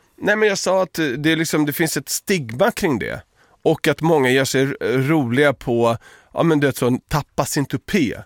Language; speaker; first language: Swedish; native; Swedish